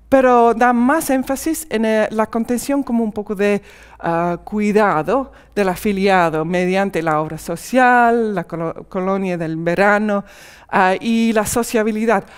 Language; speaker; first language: Spanish; non-native, fluent; English